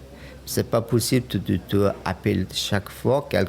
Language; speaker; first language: French; non-native, fluent; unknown